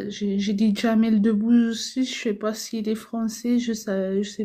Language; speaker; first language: French; non-native, fluent; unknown